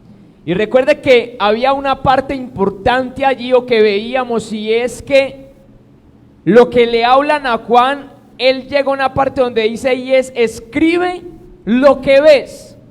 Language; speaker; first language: Spanish; native; Spanish